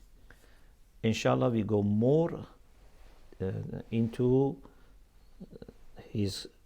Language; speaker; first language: English; non-native, fluent; Persian